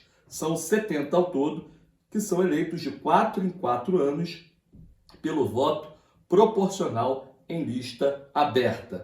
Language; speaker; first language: Portuguese; native; Portuguese